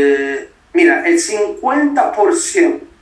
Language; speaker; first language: Spanish; non-native, learner; Italian